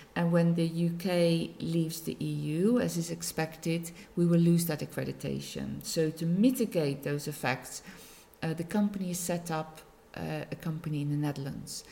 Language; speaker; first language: English; non-native, fluent; Dutch